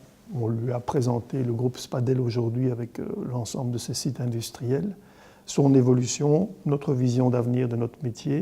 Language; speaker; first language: French; native; French